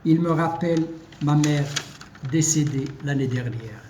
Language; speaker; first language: French; non-native, local second language; Arabic